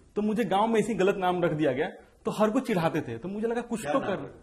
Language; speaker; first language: Hindi; native; Hindi